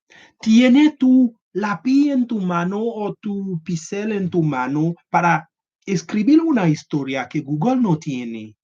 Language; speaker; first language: Spanish; non-native, learner; Haitian Creole